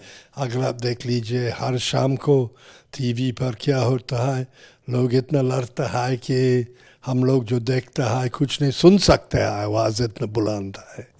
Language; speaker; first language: Hindi; non-native, fluent; English